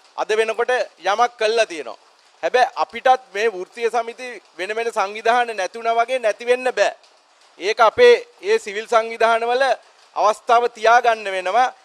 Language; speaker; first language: Sinhala; native; Sinhala